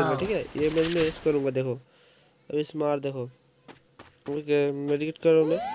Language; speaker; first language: Hindi; non-native, local second language; Bangla